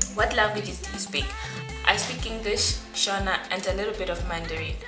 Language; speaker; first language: English; non-native, local second language; Shona